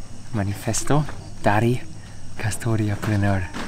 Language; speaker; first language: Indonesian; non-native, learner; German